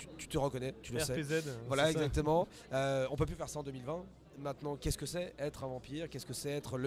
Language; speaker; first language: French; native; French